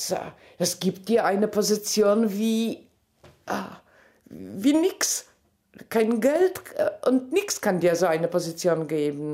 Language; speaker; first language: German; non-native, fluent; Polish